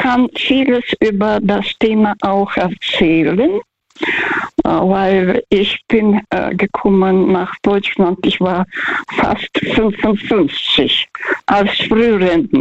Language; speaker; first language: German; early bilingual, heritage; Russian